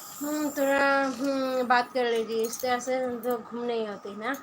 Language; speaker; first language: Hindi; non-native, local second language; Bangla